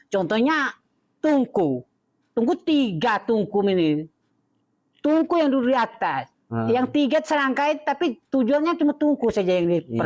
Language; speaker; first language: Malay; non-native, fluent; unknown